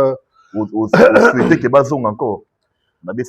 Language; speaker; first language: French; non-native, local second language; Lingala